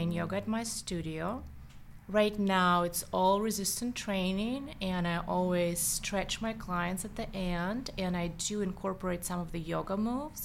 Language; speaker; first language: English; non-native, fluent; Russian